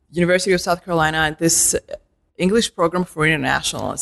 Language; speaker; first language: English; non-native, fluent; Arabic